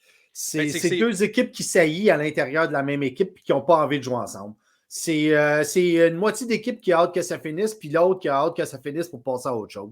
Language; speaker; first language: French; native; French